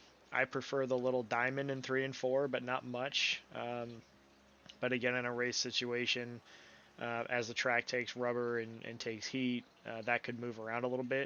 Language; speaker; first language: English; native; English